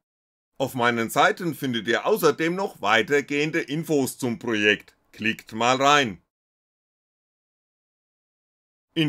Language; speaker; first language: German; native; German